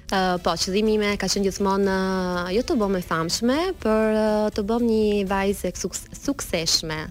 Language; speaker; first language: Albanian; early bilingual, heritage; Albanian